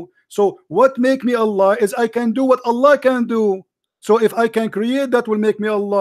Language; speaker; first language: English; non-native, fluent; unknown